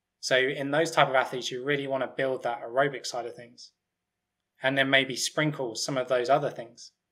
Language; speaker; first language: English; native; English